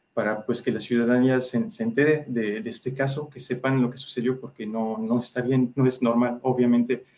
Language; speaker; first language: Spanish; non-native, fluent; French